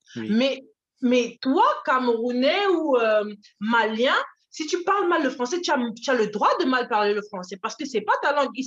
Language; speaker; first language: French; early bilingual, other home language; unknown